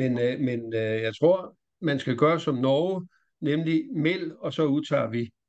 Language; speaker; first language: Danish; native; Danish